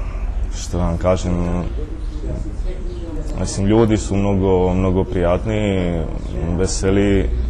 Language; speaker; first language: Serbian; non-native, fluent; Czech